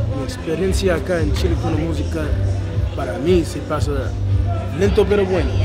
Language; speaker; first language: Spanish; non-native, learner; English